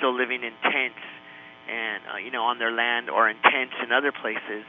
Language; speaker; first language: English; non-native, fluent; Spanish